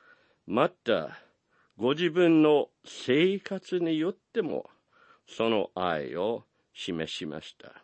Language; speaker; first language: Japanese; non-native, fluent; English